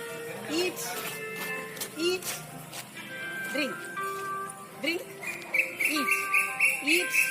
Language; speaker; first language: English; non-native, local second language; Tamil